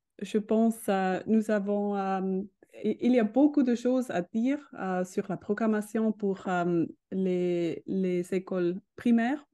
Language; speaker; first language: French; non-native, learner; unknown